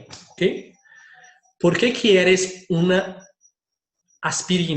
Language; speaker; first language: Spanish; non-native, fluent; Portuguese